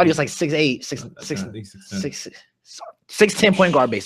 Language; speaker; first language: English; native; English